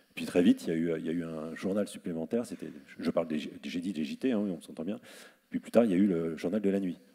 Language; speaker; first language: French; native; French